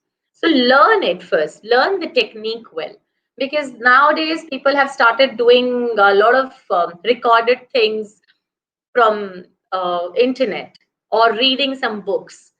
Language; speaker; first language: English; non-native, local second language; Hindi